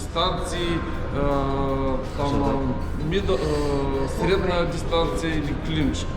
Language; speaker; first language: Russian; non-native, learner; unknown